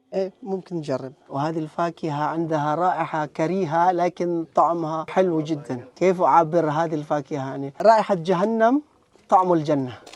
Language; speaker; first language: Arabic; non-native, fluent; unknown